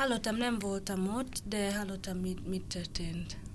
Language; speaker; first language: Hungarian; non-native, learner; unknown